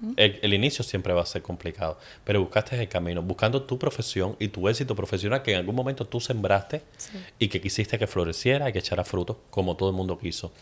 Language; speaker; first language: Spanish; native; Spanish